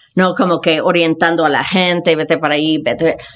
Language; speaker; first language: Spanish; non-native, fluent; English